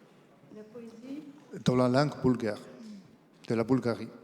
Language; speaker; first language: French; non-native, fluent; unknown